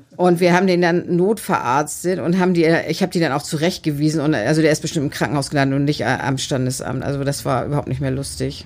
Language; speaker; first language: German; native; German